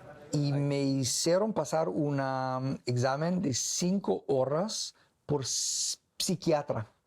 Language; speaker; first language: Spanish; non-native, learner; English